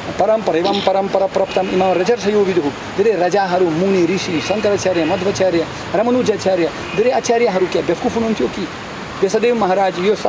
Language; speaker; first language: Nepali; non-native, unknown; Russian